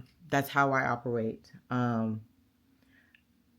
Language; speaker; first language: English; native; English